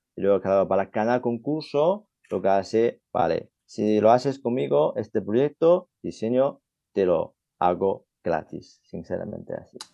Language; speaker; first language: Spanish; non-native, fluent; Chinese